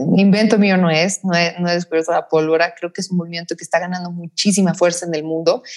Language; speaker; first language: Spanish; native; Spanish